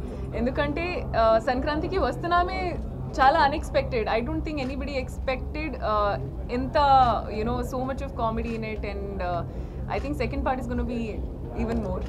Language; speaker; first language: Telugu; non-native, learner; Hindi